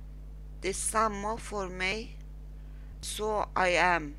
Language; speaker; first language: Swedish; non-native, learner; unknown